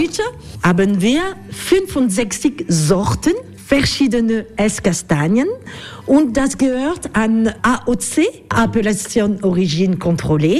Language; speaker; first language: German; non-native, learner; French